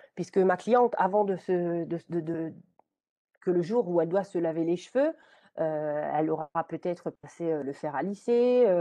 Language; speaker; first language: French; native; French